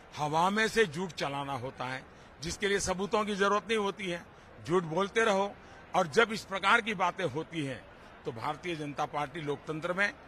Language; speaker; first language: Hindi; non-native, local second language; Gujarati